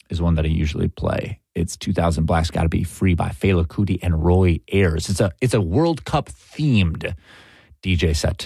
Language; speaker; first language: English; native; English